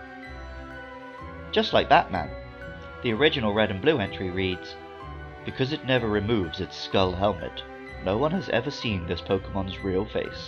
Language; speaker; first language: English; native; English